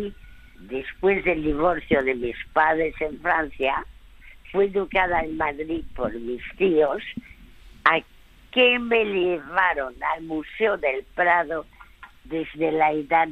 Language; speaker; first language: Spanish; early bilingual, other home language; French